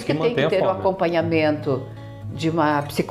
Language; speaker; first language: Portuguese; native; Portuguese